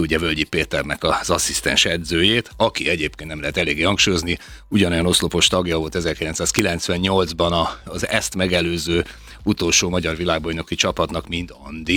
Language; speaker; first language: Hungarian; native; Hungarian